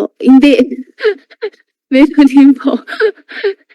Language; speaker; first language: Filipino; non-native, learner; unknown